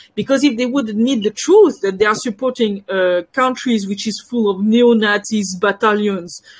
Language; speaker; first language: English; non-native, fluent; French